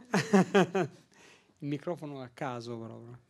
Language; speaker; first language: Italian; native; Italian